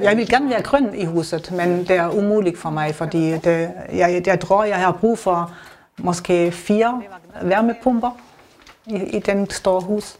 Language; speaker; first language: Danish; non-native, learner; German